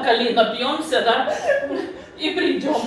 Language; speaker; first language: Russian; native; Russian